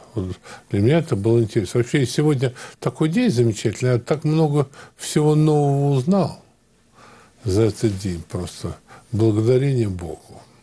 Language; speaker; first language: Russian; native; Russian